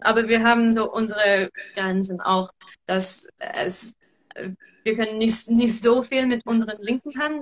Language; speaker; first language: German; non-native, fluent; English